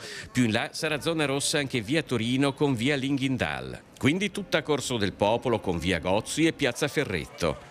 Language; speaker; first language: Italian; native; Italian